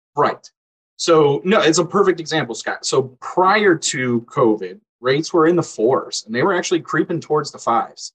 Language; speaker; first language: English; native; English